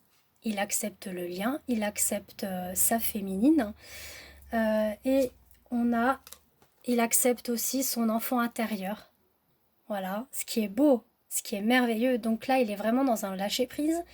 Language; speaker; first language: French; native; French